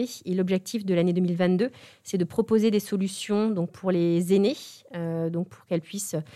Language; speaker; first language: French; native; French